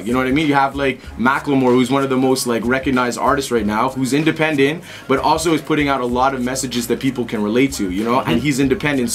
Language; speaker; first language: English; native; English